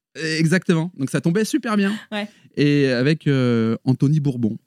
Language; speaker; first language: French; native; French